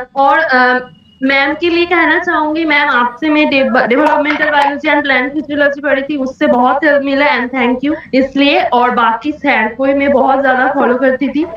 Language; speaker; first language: Hindi; non-native, local second language; Bangla